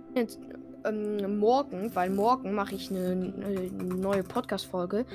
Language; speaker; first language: German; non-native, fluent; French